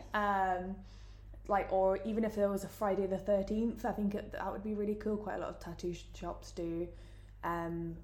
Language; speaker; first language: English; native; English